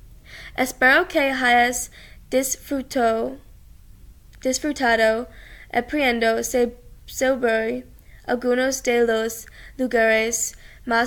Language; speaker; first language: Spanish; non-native, learner; English